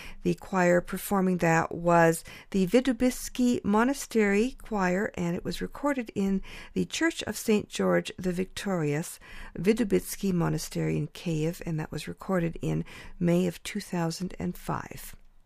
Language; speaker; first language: English; early bilingual, other home language; Ukrainian